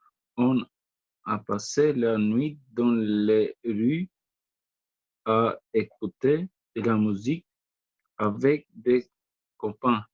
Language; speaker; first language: French; non-native, learner; Albanian